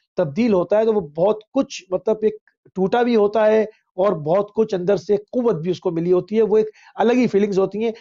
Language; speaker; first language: Urdu; native; Urdu